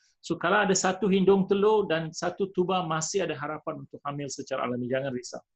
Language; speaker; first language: Malay; non-native, local second language; Tamil